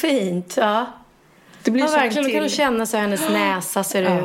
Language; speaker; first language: Swedish; native; Swedish